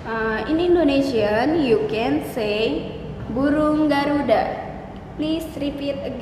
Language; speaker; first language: English; non-native, learner; Indonesian